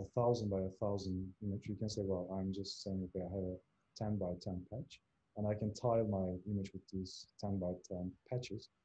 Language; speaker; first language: English; non-native, fluent; Turkish